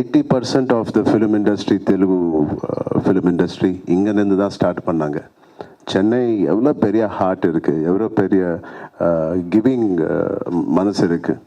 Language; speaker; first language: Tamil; non-native, local second language; Telugu